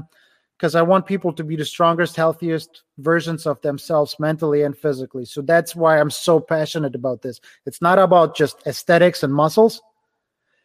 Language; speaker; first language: English; non-native, fluent; Ukrainian